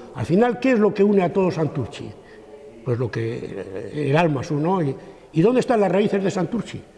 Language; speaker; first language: Spanish; native; Spanish